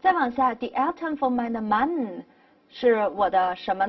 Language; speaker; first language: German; non-native, fluent; Chinese